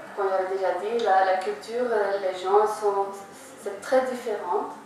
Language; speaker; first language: French; non-native, learner; Dutch